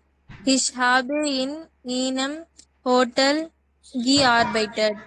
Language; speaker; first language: German; non-native, learner; Tamil